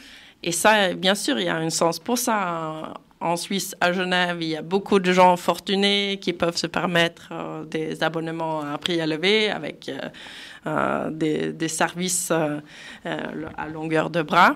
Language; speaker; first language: French; non-native, fluent; Swedish